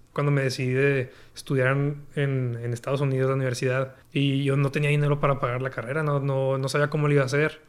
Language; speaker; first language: Spanish; native; Spanish